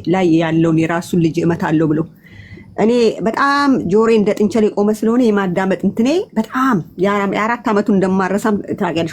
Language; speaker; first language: Amharic; non-native, local second language; Tigrinya